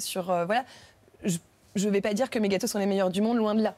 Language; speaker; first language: French; native; French